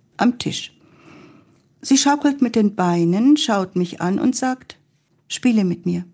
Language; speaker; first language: German; native; German